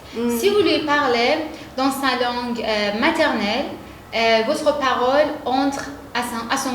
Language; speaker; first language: French; non-native, learner; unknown